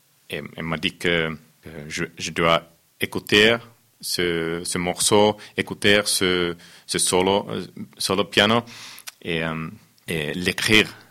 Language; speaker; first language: French; non-native, fluent; Finnish